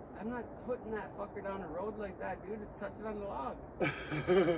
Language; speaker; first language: English; native; English